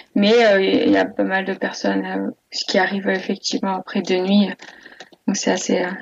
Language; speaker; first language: French; native; French